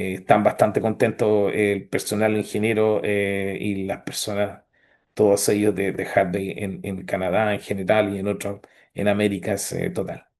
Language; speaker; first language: Spanish; native; Spanish